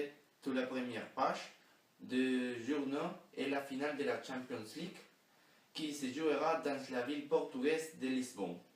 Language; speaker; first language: French; non-native, learner; Spanish